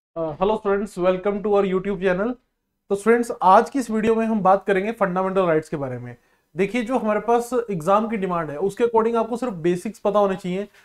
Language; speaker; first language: Hindi; non-native, local second language; Punjabi